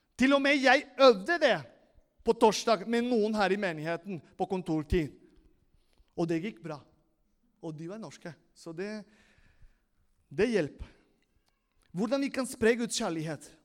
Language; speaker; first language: Norwegian; non-native, fluent; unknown